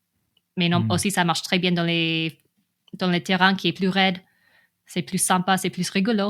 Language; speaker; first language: French; non-native, fluent; English